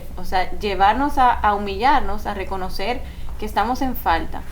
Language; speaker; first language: Spanish; native; Spanish